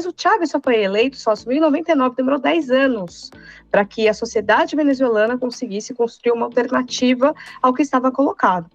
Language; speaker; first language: Portuguese; native; Portuguese